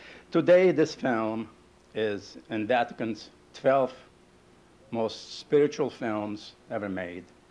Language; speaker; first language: English; non-native, fluent; Lithuanian